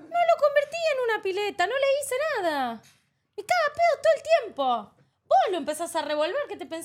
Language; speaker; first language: Spanish; native; Spanish